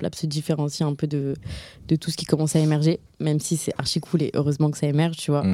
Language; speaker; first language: French; native; French